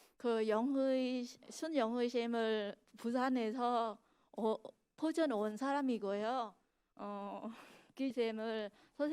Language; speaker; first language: Korean; non-native, fluent; Vietnamese